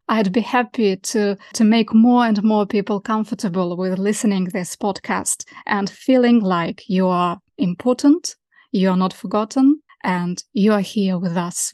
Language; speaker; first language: English; non-native, fluent; Russian